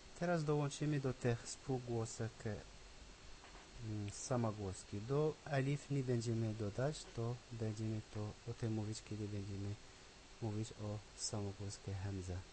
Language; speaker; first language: Polish; non-native, learner; Arabic